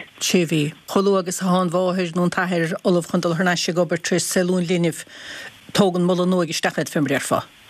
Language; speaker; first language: Irish; native; Irish